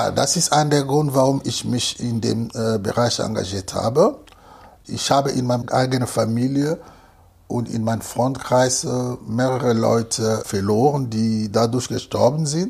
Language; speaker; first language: German; non-native, fluent; Lingala